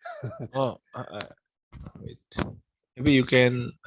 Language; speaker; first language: English; non-native, local second language; Indonesian